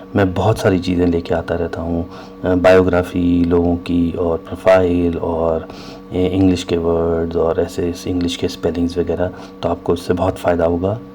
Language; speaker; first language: Hindi; native; Hindi